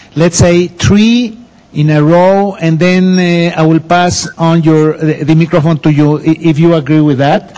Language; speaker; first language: English; non-native, fluent; Spanish